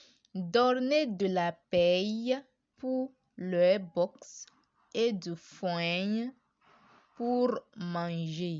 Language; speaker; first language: French; non-native, learner; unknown